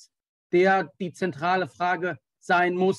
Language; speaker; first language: German; native; German